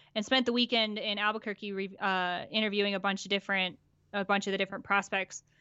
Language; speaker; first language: English; native; English